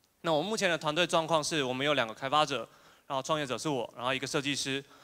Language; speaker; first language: Chinese; native; Chinese